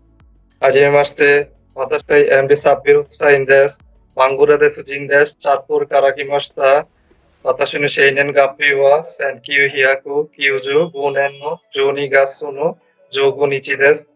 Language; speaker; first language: Japanese; non-native, learner; Bangla